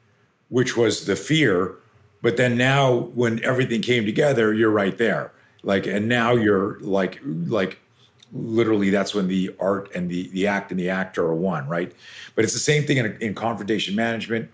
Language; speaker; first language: English; native; English